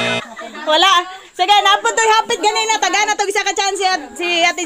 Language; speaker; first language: Cebuano; native; Cebuano